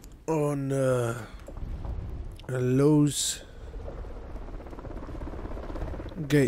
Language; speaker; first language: German; native; German